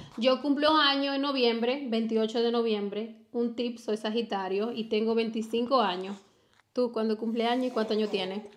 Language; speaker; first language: Spanish; native; Spanish